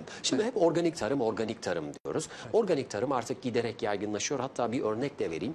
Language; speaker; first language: Turkish; native; Turkish